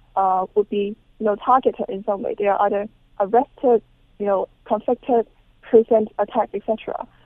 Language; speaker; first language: English; non-native, local second language; Cantonese